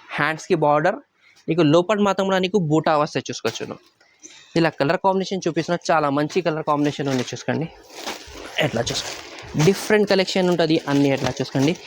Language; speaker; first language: Telugu; non-native, local second language; Urdu